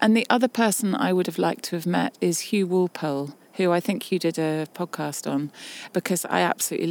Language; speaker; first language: English; native; English